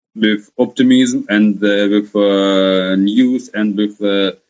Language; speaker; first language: English; non-native, fluent; Ukrainian